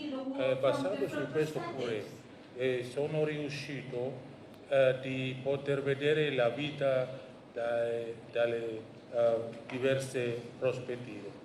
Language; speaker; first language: Italian; non-native, fluent; Indonesian